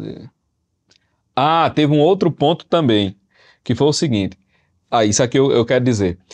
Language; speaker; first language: Portuguese; native; Portuguese